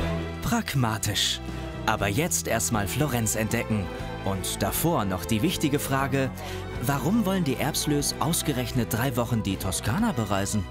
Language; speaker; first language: German; native; German